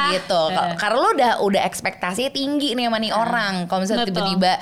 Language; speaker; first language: Indonesian; non-native, fluent; German